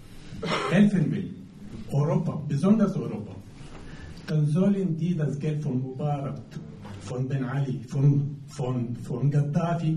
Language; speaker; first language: German; non-native, fluent; Arabic